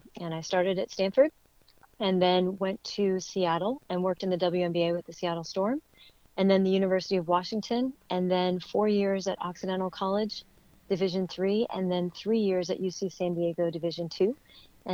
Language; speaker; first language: English; native; English